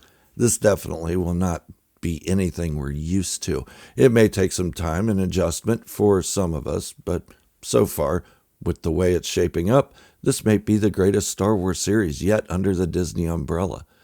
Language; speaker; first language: English; native; English